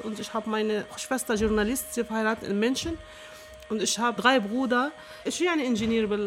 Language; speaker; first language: German; non-native, learner; Arabic